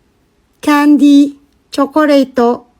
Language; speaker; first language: Japanese; non-native, fluent; Filipino